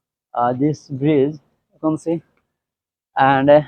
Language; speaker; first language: English; non-native, learner; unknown